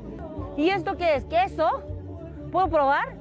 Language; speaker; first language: Spanish; non-native, learner; Korean